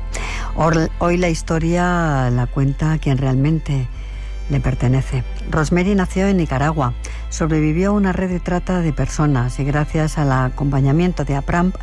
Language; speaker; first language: Spanish; native; Spanish